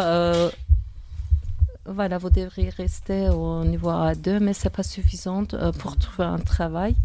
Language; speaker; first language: French; non-native, fluent; Turkish